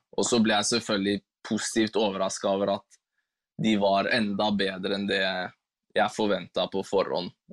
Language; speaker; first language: Norwegian; native; Norwegian